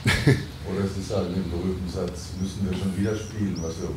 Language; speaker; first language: German; native; German